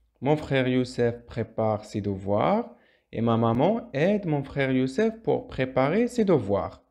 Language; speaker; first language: French; non-native, local second language; Arabic